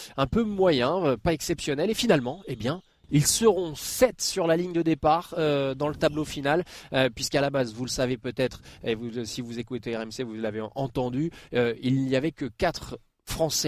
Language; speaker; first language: French; native; French